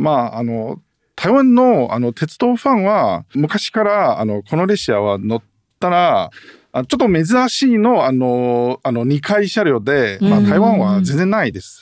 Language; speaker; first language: Japanese; non-native, learner; Chinese